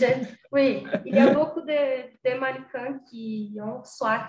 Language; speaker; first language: French; non-native, fluent; Portuguese